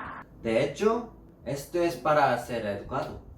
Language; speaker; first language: Spanish; non-native, learner; Korean